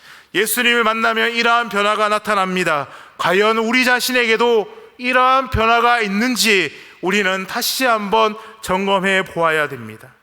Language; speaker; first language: Korean; native; Korean